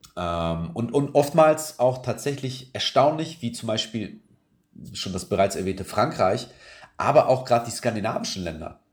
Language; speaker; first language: German; early bilingual, other home language; Turkish